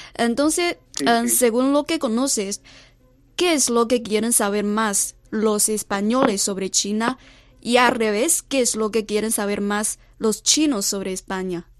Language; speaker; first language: Spanish; non-native, fluent; Chinese